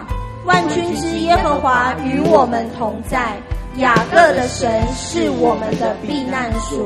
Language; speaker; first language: Chinese; native; Chinese